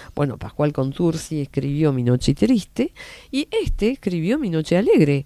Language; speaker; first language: Spanish; non-native, fluent; French